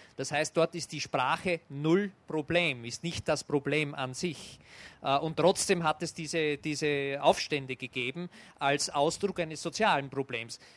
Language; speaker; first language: German; native; German